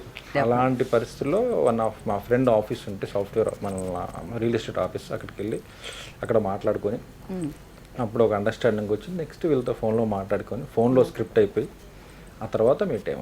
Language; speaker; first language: Telugu; native; Telugu